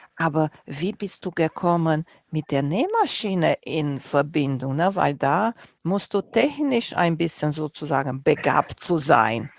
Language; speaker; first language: German; non-native, fluent; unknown